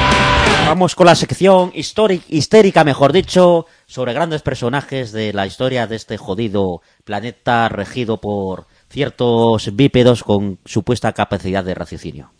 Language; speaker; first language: Spanish; native; Spanish